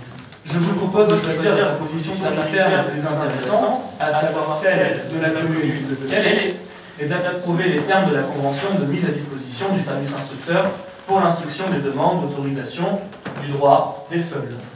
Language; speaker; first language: French; native; French